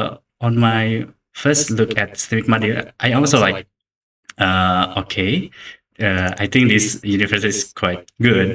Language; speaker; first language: English; non-native, learner; Indonesian